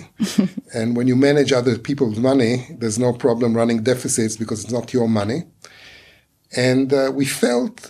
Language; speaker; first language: English; non-native, fluent; Hebrew